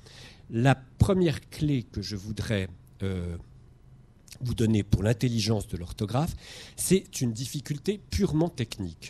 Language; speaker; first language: French; native; French